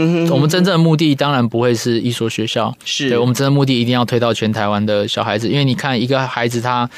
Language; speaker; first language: Chinese; native; Chinese